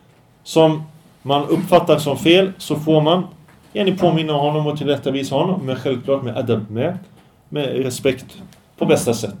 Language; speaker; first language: Swedish; early bilingual, other home language; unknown